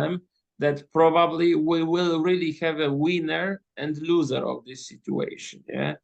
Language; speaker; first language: English; non-native, fluent; Polish